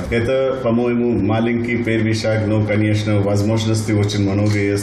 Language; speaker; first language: Russian; non-native, learner; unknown